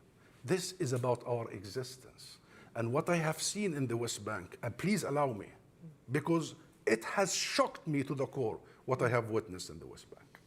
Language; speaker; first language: English; non-native, fluent; Arabic